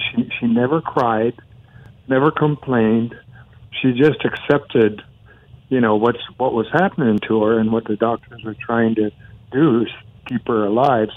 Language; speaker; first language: English; non-native, fluent; Spanish